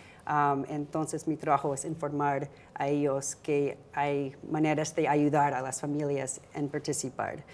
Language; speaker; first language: Spanish; non-native, fluent; English